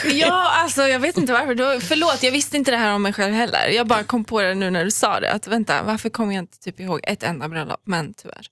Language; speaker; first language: Swedish; early bilingual, other home language; Persian